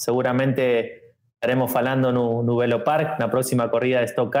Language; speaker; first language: Portuguese; non-native, learner; Spanish